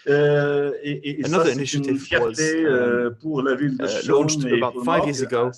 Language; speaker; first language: French; non-native, local second language; Arabic